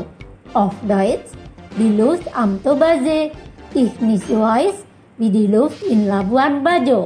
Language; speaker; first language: German; non-native, fluent; Indonesian